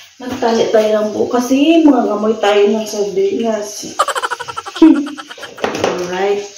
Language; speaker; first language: Filipino; native; Filipino